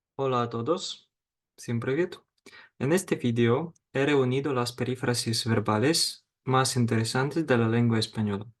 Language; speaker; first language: Spanish; non-native, fluent; Ukrainian